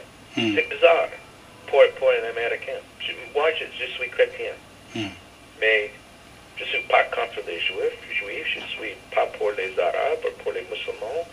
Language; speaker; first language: French; non-native, fluent; English